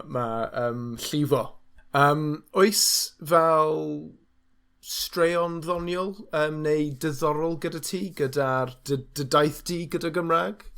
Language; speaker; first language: Welsh; non-native, learner; English